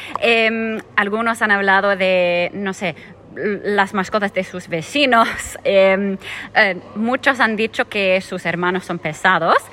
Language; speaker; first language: Spanish; non-native, fluent; German